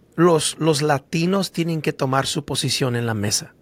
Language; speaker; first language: Spanish; native; Spanish